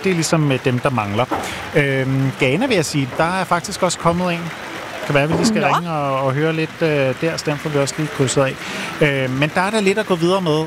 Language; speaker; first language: Danish; native; Danish